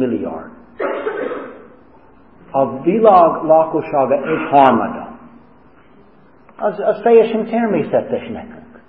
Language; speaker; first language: Hungarian; non-native, fluent; English